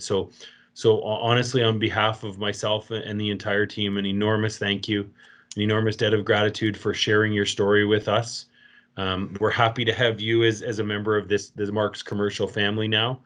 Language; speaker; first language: English; native; English